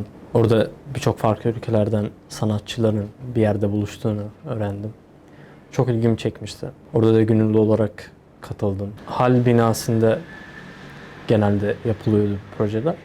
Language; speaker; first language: Turkish; early bilingual, other home language; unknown